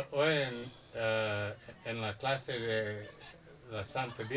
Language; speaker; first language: Spanish; non-native, learner; English